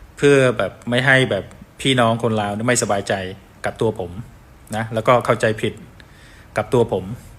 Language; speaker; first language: Thai; non-native, fluent; Khmer